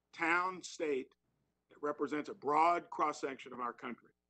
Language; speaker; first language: English; native; English